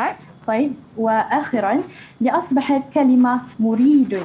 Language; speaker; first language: Arabic; non-native, learner; Malay